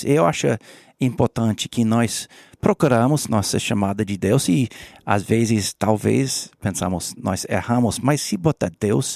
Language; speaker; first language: Portuguese; non-native, learner; English